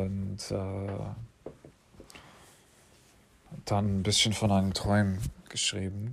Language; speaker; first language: German; non-native, fluent; English